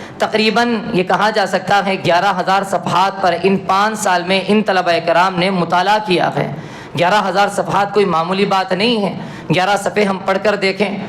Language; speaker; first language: Urdu; native; Urdu